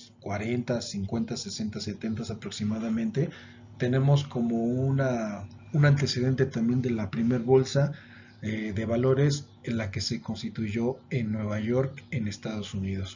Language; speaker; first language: Spanish; native; Spanish